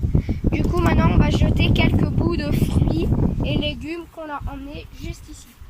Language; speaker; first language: French; native; French